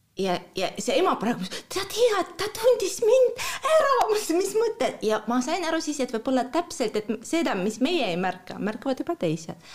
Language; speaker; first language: Estonian; non-native, fluent; Russian